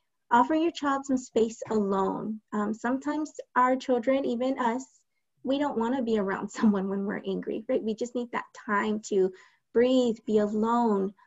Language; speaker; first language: English; native; English